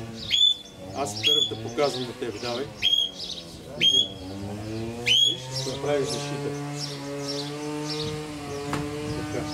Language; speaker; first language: Bulgarian; non-native, learner; Russian